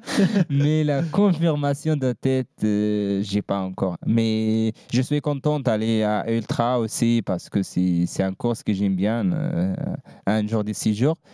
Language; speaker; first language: French; non-native, learner; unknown